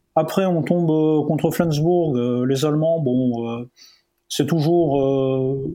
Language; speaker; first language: French; native; French